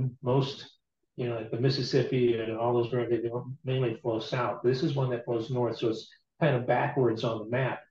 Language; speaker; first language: English; native; English